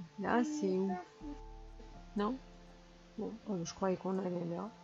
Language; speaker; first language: French; native; French